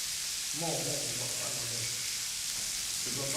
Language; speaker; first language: Japanese; non-native, fluent; Filipino